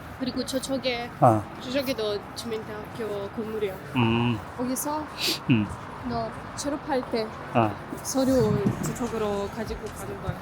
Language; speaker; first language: Korean; non-native, learner; Russian